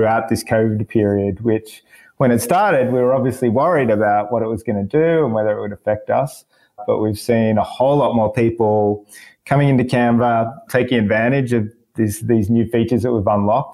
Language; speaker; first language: English; native; English